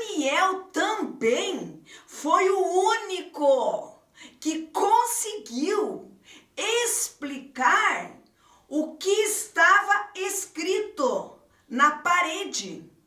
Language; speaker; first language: Portuguese; native; Portuguese